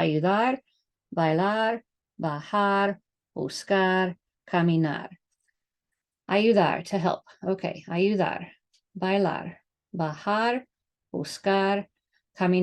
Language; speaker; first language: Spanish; non-native, fluent; English